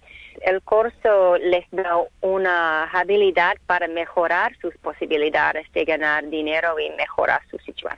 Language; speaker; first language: Spanish; non-native, learner; English